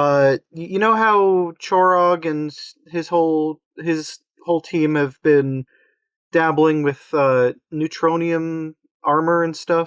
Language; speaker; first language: English; native; English